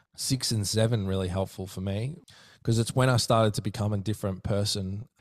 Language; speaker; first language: English; native; English